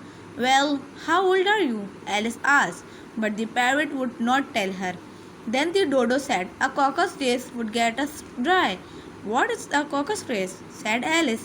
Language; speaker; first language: English; non-native, local second language; Urdu